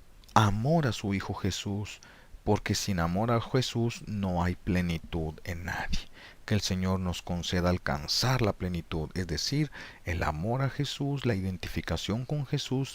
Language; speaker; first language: Spanish; native; Spanish